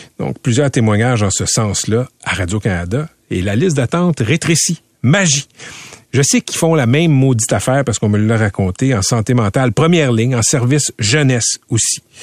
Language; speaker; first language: French; native; French